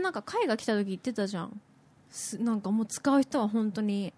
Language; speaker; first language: Japanese; native; Japanese